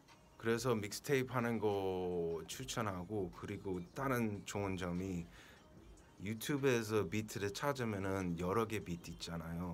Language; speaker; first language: Korean; early bilingual, heritage; Korean